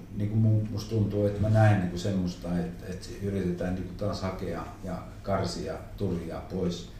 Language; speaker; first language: Finnish; non-native, local second language; Swedish